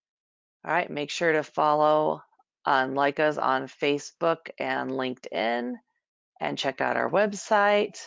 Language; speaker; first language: English; native; English